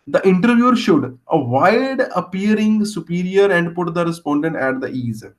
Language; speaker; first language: English; non-native, local second language; Punjabi